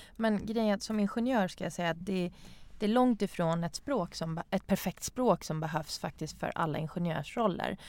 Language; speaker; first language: Swedish; non-native, fluent; Persian